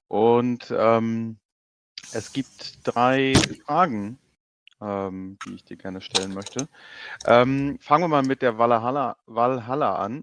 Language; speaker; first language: German; native; German